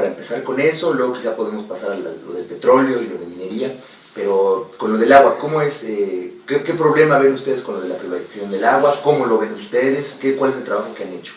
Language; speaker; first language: Spanish; native; Spanish